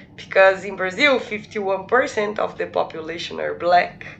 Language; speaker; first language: English; non-native, fluent; Portuguese